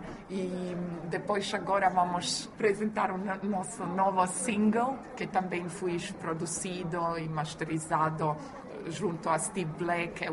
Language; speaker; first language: Portuguese; non-native, learner; Croatian